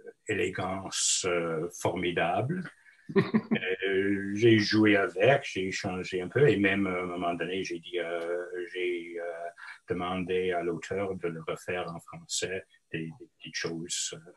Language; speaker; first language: French; non-native, local second language; English